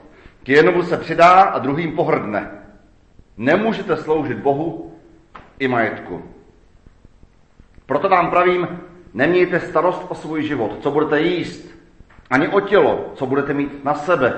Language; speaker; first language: Czech; native; Czech